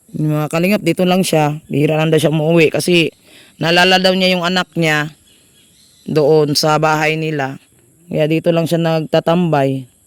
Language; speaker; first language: Filipino; non-native, local second language; Cebuano